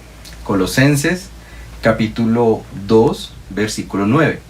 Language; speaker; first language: Spanish; native; Spanish